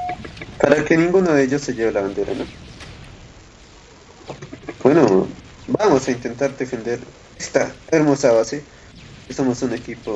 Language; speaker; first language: Spanish; native; Spanish